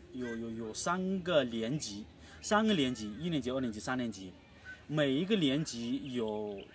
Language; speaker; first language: Chinese; native; Chinese